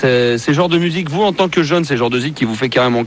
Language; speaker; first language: French; native; French